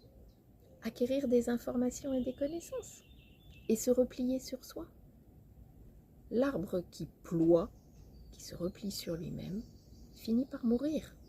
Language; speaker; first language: French; native; French